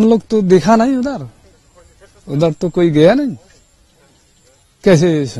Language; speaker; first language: Hindi; non-native, local second language; Bangla